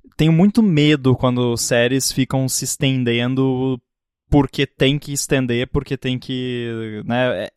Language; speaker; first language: Portuguese; native; Portuguese